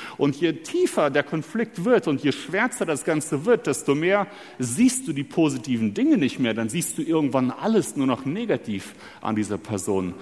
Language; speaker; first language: German; early bilingual, other home language; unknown